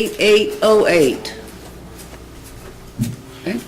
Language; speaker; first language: English; native; English